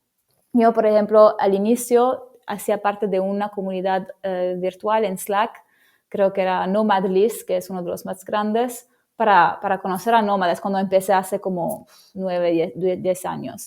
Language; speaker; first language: Spanish; non-native, fluent; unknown